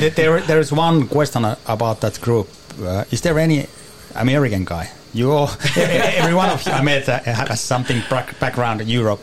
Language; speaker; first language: English; non-native, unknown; Finnish